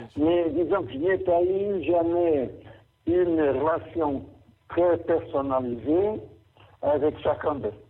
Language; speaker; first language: French; non-native, fluent; Portuguese